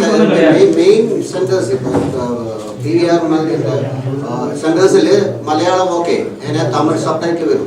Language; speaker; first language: Tamil; non-native, learner; Malayalam